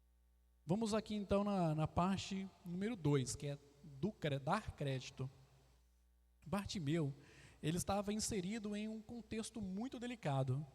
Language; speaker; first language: Portuguese; native; Portuguese